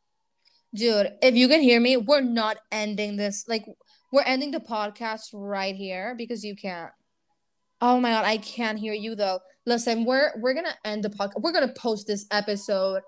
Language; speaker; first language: English; non-native, fluent; Spanish